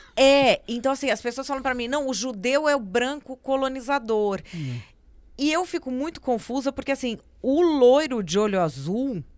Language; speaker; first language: Portuguese; native; Portuguese